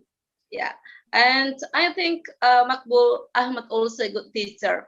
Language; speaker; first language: English; non-native, fluent; Indonesian